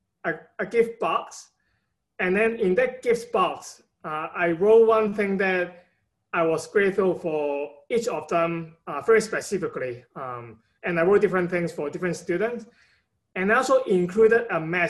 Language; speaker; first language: English; non-native, local second language; Cantonese